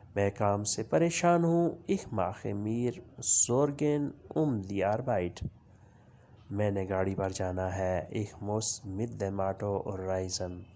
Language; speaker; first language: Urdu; non-native, local second language; Punjabi